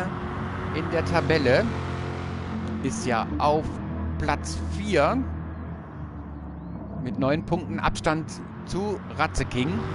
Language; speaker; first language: German; native; German